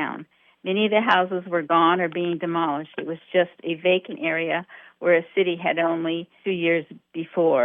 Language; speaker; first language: English; native; English